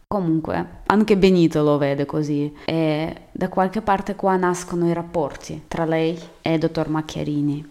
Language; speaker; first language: Italian; non-native, fluent; Russian